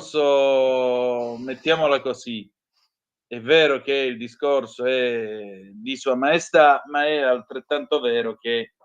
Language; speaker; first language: Italian; native; Italian